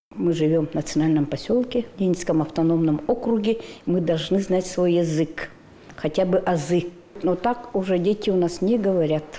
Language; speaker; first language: Russian; non-native, local second language; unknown